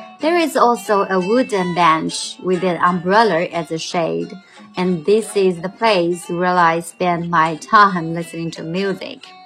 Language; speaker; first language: English; non-native, fluent; Chinese